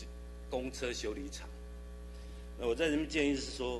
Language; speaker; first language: Chinese; native; Chinese